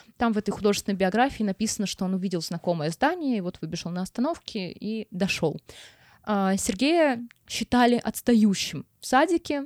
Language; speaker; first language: Russian; native; Russian